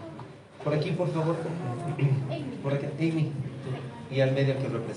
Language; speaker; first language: Spanish; native; Spanish